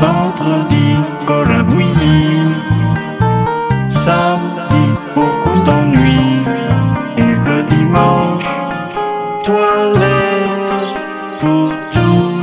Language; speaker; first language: French; native; French